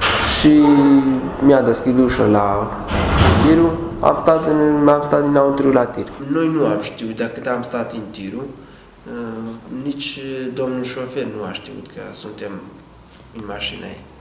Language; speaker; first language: Romanian; non-native, learner; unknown